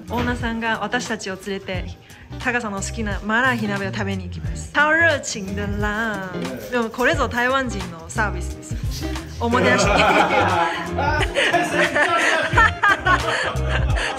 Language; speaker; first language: Japanese; non-native, fluent; Chinese